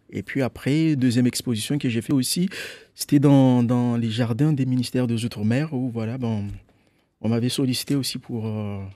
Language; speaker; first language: French; non-native, local second language; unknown